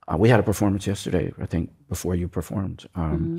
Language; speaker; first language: English; native; English